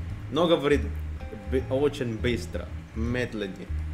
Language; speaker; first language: Russian; non-native, learner; Indonesian